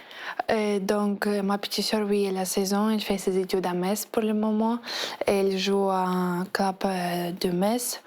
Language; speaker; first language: French; non-native, fluent; Ukrainian